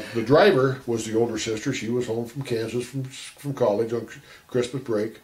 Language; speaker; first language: English; native; English